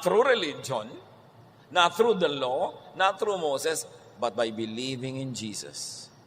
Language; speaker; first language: English; non-native, local second language; Filipino